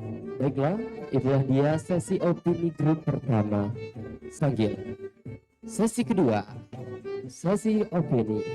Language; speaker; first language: Indonesian; native; Indonesian